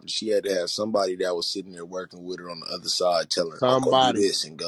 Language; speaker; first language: English; native; English